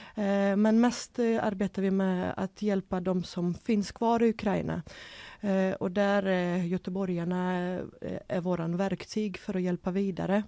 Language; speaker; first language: Swedish; early bilingual, other home language; Ukrainian